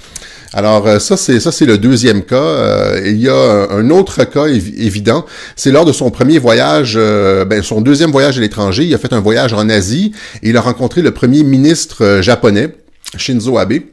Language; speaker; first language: French; native; French